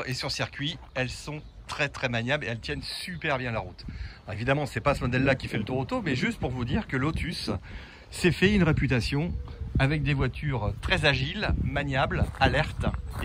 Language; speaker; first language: French; native; French